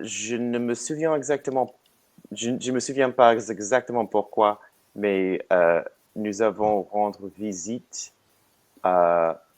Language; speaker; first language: French; non-native, learner; English